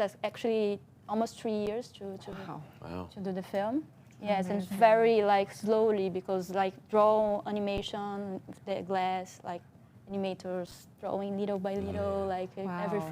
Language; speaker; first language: English; non-native, fluent; Portuguese